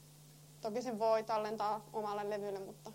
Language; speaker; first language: Finnish; native; Finnish